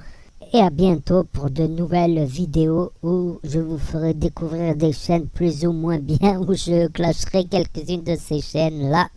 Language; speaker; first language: French; native; French